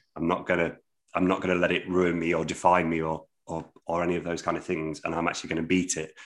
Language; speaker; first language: English; native; English